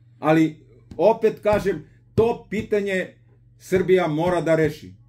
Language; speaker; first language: Croatian; native; Croatian